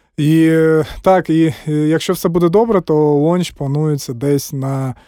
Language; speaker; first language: Ukrainian; non-native, local second language; Russian